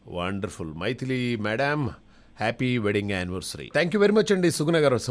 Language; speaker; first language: Telugu; native; Telugu